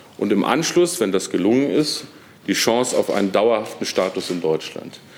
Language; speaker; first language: German; native; German